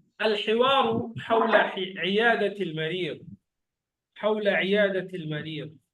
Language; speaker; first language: Arabic; non-native, fluent; Bangla